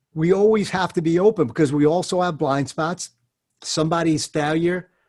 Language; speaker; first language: English; native; English